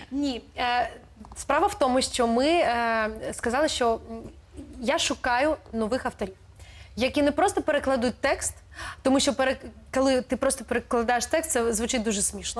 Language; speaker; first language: Ukrainian; non-native, local second language; Russian